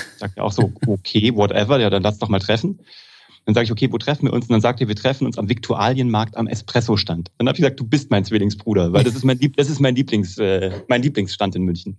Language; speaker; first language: German; native; German